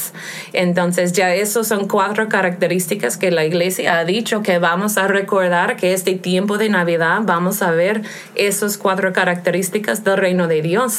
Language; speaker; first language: Spanish; non-native, fluent; English